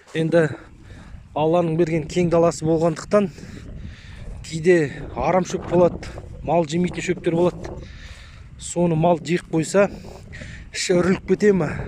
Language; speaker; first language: Kazakh; native; Kazakh